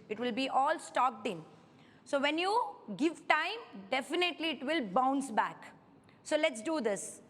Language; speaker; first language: English; non-native, local second language; Kannada